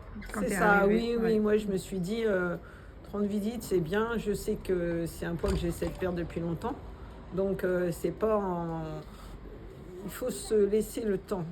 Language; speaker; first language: French; native; French